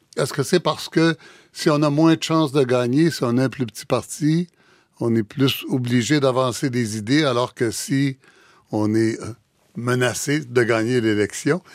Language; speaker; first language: French; native; French